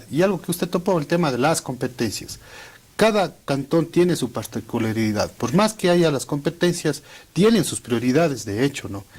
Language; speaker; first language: Spanish; native; Spanish